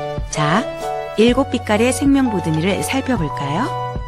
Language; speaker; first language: Korean; native; Korean